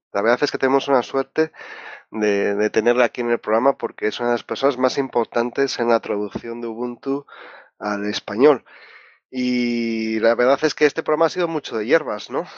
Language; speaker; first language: Spanish; native; Spanish